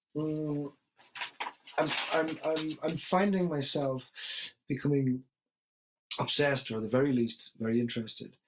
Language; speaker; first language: English; native; English